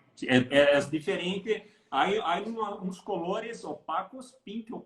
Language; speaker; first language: Spanish; non-native, learner; Portuguese